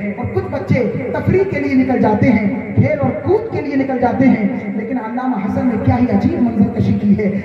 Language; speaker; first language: Hindi; native; Hindi